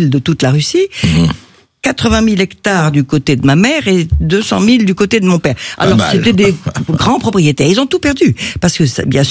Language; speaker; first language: French; native; French